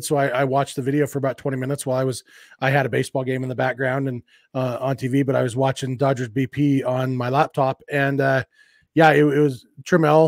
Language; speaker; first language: English; native; English